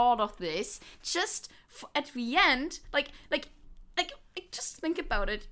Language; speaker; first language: English; non-native, fluent; German